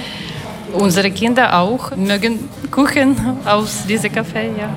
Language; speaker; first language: German; non-native, learner; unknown